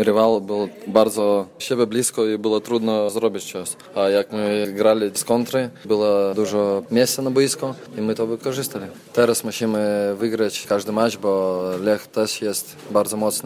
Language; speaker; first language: Polish; non-native, learner; Lithuanian